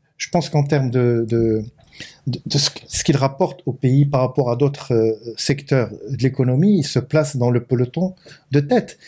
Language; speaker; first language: French; non-native, local second language; Arabic